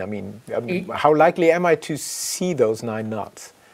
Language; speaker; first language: English; non-native, fluent; German